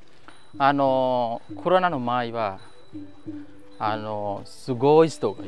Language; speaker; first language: Japanese; non-native, fluent; Khmer